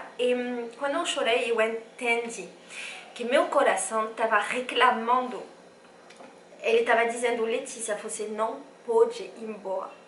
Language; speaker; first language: Portuguese; non-native, fluent; French